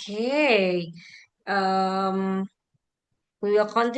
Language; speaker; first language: English; non-native, fluent; Indonesian